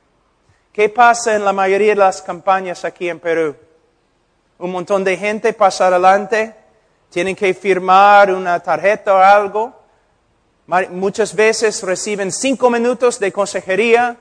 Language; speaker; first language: Spanish; non-native, fluent; English